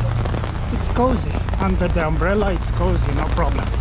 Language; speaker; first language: English; non-native, fluent; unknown